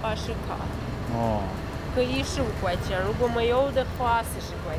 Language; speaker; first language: Chinese; non-native, learner; Russian